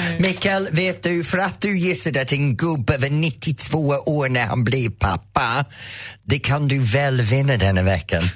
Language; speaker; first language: Swedish; non-native, fluent; English